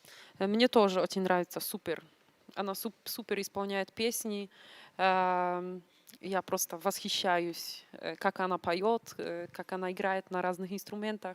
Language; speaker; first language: Russian; non-native, fluent; Polish